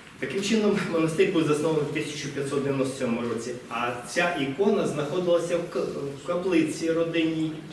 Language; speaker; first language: Ukrainian; native; Ukrainian